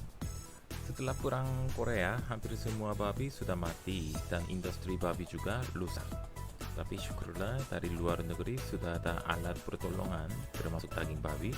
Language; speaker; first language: Indonesian; non-native, fluent; Korean